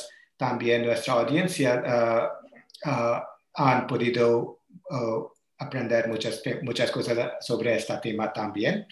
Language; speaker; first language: Spanish; non-native, learner; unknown